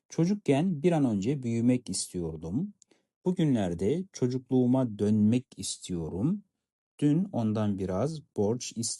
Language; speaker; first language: Turkish; non-native, fluent; Kazakh